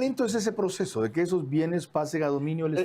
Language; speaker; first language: Spanish; native; Spanish